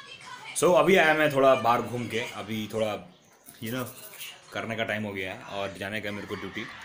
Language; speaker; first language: Hindi; native; Hindi